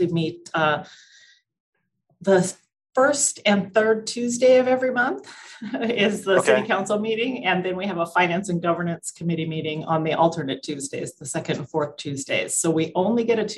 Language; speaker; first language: English; native; English